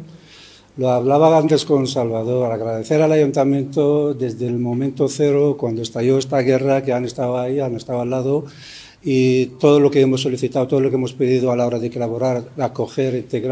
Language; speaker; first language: Spanish; native; Spanish